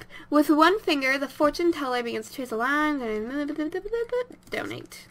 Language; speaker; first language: English; native; English